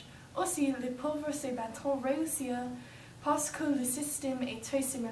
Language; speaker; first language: French; non-native, learner; English